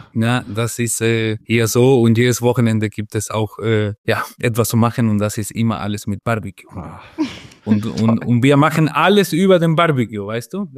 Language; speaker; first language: German; non-native, fluent; Spanish